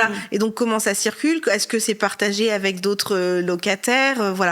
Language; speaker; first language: French; native; French